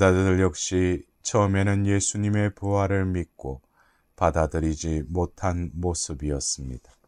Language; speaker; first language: Korean; native; Korean